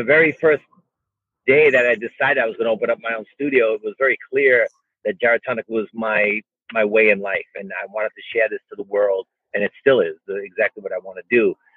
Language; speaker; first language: English; native; English